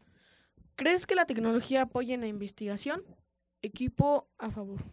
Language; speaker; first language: Spanish; native; Spanish